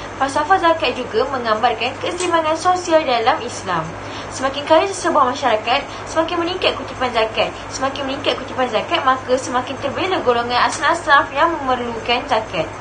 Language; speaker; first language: Malay; native; Malay